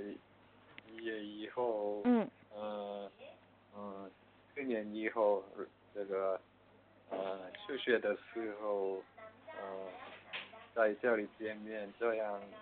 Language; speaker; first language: Chinese; non-native, learner; Korean